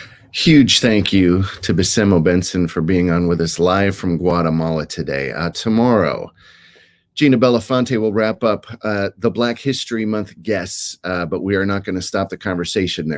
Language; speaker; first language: English; native; English